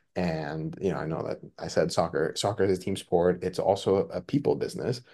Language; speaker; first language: English; non-native, fluent; Spanish